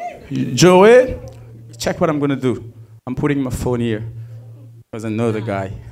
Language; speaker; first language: English; non-native, fluent; French